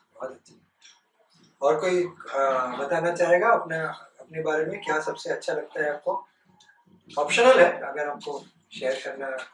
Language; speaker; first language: Hindi; non-native, local second language; Bangla